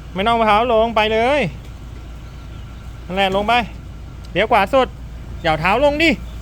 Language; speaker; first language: Thai; native; Thai